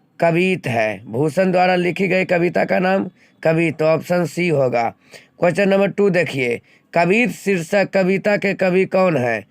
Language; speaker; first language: Hindi; native; Hindi